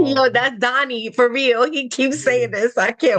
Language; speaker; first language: English; native; English